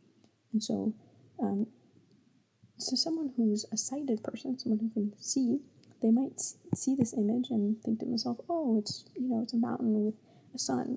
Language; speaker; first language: English; native; English